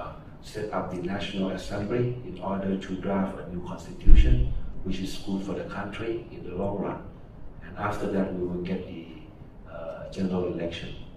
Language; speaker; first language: English; non-native, fluent; Thai